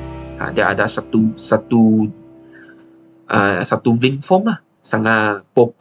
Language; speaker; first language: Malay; non-native, local second language; Chinese